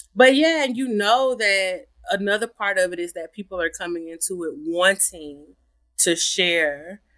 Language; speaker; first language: English; native; English